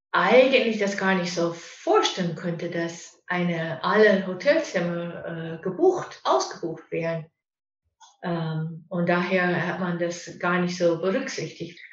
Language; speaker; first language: German; non-native, fluent; English